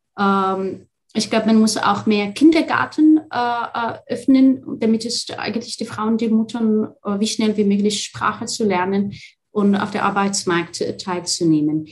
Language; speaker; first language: German; non-native, fluent; Arabic